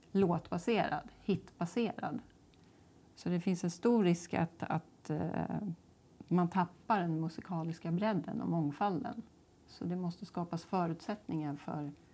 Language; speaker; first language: Swedish; native; Swedish